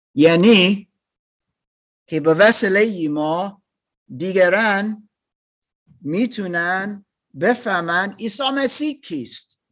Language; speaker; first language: Persian; non-native, learner; English